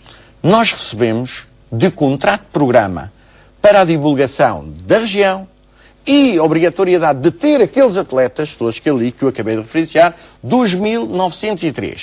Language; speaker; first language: Portuguese; native; Portuguese